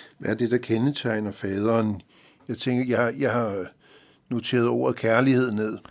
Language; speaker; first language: Danish; native; Danish